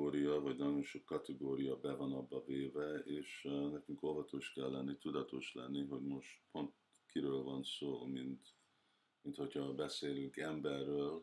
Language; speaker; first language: Hungarian; early bilingual, heritage; Hungarian